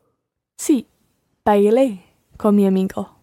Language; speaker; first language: Spanish; non-native, learner; English